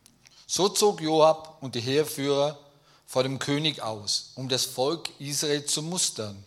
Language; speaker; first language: German; native; German